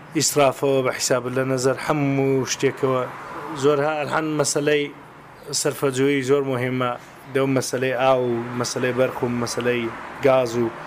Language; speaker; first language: Central Kurdish; native; Central Kurdish